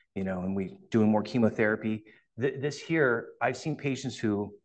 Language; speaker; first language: English; native; English